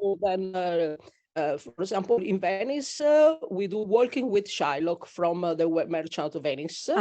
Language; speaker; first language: English; non-native, learner; Italian